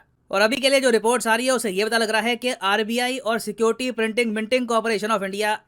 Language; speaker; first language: Hindi; native; Hindi